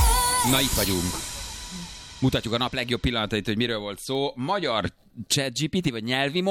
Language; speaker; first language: Hungarian; native; Hungarian